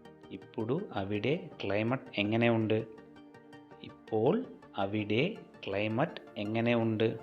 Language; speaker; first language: Malayalam; non-native, fluent; Telugu